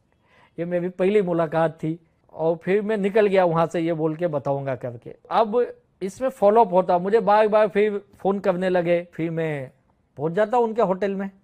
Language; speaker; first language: Hindi; native; Hindi